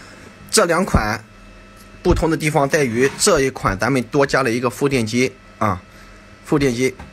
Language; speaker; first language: Chinese; native; Chinese